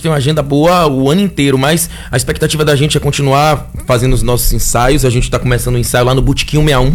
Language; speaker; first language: Portuguese; native; Portuguese